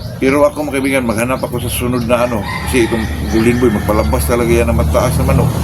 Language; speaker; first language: Filipino; non-native, local second language; Cebuano